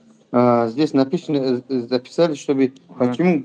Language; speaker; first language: Russian; non-native, learner; Tajik